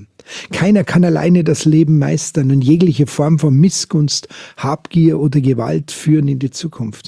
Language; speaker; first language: German; native; German